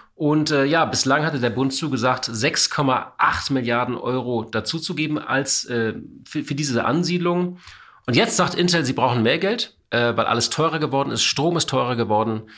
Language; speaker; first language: German; native; German